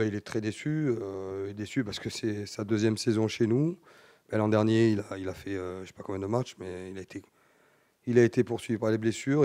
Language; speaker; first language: French; native; French